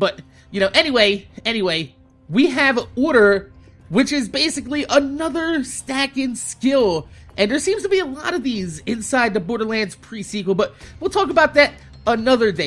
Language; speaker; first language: English; native; English